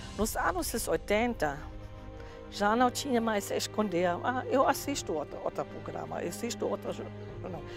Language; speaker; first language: Portuguese; non-native, fluent; German